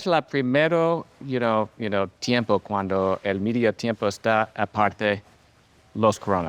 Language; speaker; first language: Spanish; non-native, learner; English